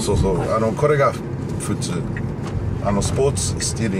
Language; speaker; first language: Japanese; non-native, learner; English